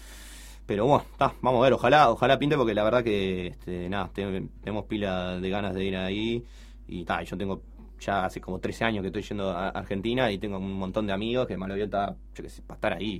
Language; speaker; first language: Spanish; native; Spanish